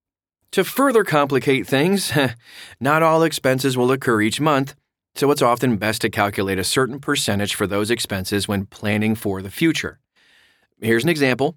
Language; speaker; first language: English; native; English